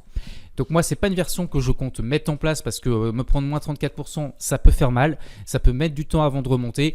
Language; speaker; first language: French; native; French